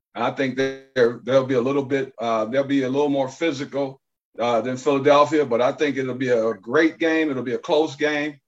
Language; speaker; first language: English; native; English